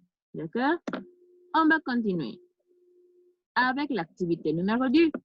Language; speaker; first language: French; non-native, fluent; Spanish